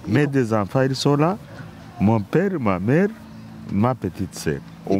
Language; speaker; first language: French; non-native, local second language; Kinyarwanda